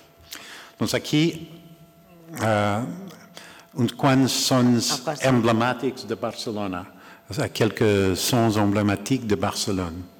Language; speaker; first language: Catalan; non-native, learner; English